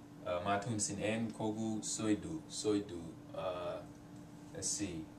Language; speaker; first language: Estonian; non-native, learner; English